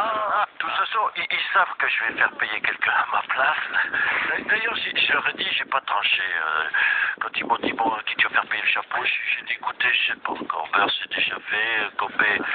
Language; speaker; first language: French; native; French